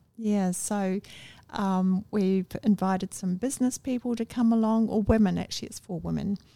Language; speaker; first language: English; native; English